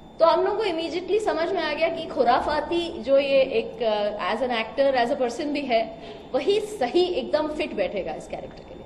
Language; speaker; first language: Hindi; native; Hindi